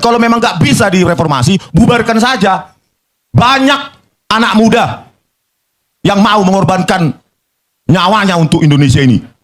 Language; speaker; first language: Indonesian; native; Indonesian